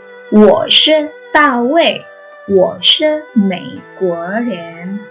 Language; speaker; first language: Chinese; non-native, fluent; Indonesian